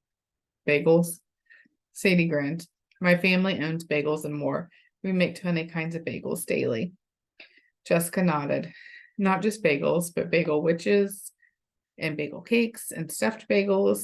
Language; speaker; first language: English; native; English